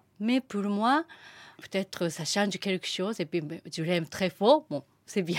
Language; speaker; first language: French; non-native, learner; Japanese